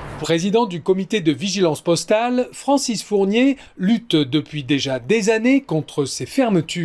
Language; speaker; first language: French; native; French